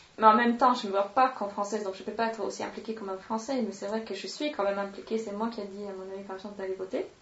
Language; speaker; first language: French; non-native, fluent; Swedish